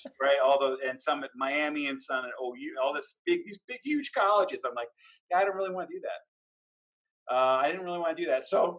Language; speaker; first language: English; native; English